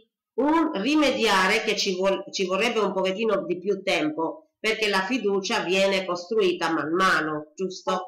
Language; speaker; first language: Italian; native; Italian